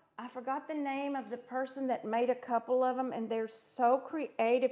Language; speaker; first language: English; early bilingual, other home language; Spanish